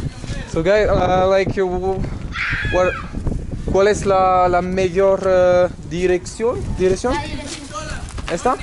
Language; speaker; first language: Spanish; non-native, learner; French